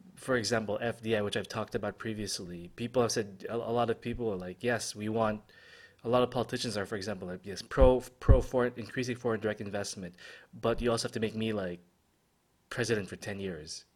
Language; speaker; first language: English; non-native, local second language; Filipino